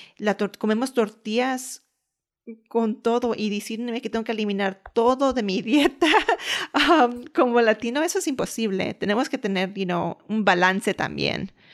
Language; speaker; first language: Spanish; early bilingual, heritage; Spanish